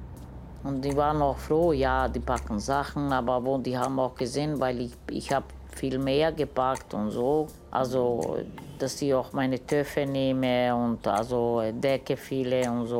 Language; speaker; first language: German; non-native, learner; Romany